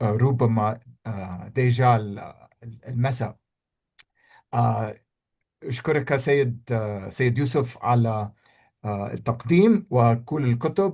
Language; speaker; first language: Arabic; non-native, fluent; English